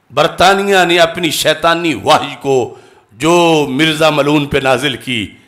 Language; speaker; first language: Urdu; non-native, local second language; Punjabi